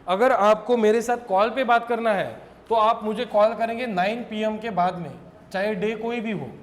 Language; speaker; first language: Hindi; non-native, local second language; Marathi